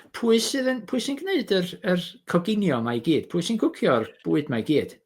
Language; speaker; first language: Welsh; native; Welsh